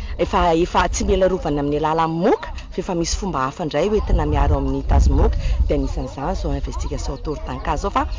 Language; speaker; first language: Malagasy; native; Malagasy